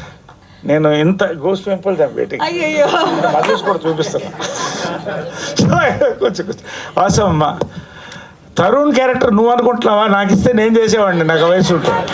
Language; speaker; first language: Telugu; native; Telugu